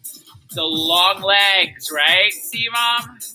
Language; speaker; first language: English; native; English